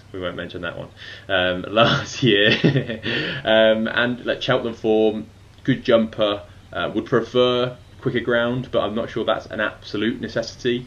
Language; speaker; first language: English; native; English